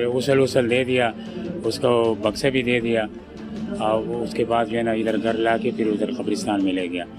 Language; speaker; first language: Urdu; non-native, local second language; Pashto